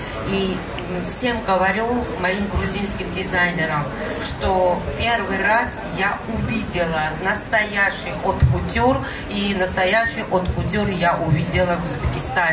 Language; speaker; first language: Russian; non-native, fluent; Georgian